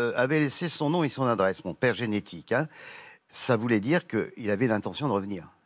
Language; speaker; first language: French; native; French